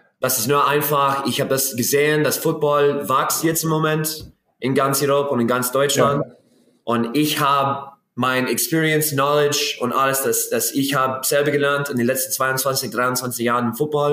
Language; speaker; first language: German; non-native, learner; English